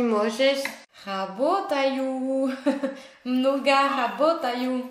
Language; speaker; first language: Russian; non-native, learner; French